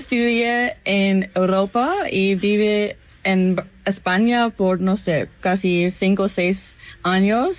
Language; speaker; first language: Spanish; non-native, learner; English